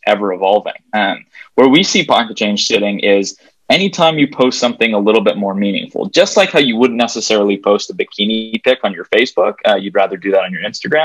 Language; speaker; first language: English; native; English